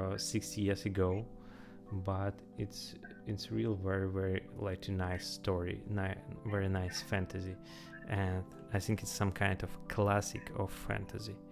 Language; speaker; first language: English; non-native, learner; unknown